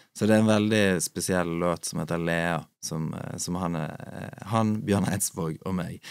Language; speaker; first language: Norwegian; native; Norwegian